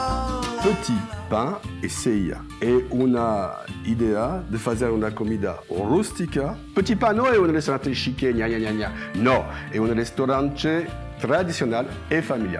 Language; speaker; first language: Portuguese; non-native, learner; French